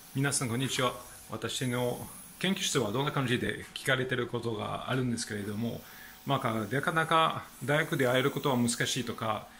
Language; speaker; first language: Japanese; non-native, fluent; French